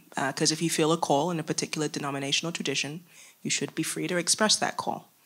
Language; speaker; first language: English; native; English